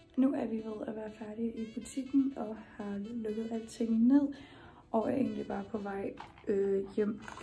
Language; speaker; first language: Danish; native; Danish